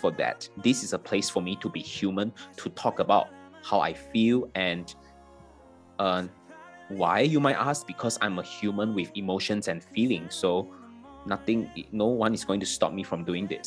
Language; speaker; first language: English; non-native, local second language; Chinese